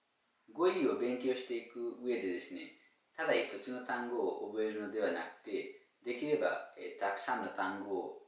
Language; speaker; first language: Japanese; non-native, fluent; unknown